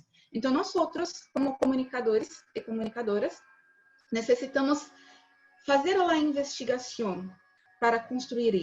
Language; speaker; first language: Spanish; non-native, learner; Portuguese